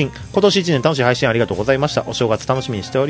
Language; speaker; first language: Japanese; native; Japanese